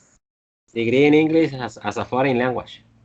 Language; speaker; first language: English; non-native, learner; Spanish